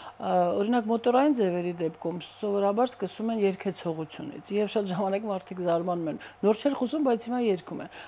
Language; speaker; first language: Armenian; native; Armenian